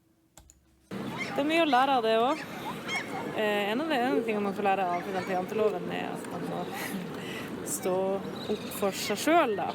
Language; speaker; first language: Norwegian; native; Norwegian